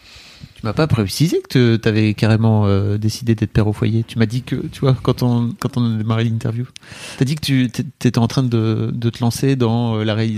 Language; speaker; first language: French; native; French